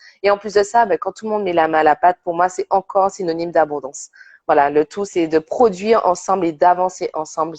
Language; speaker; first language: French; native; French